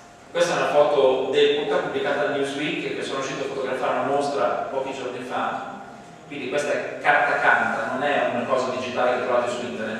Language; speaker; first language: Italian; native; Italian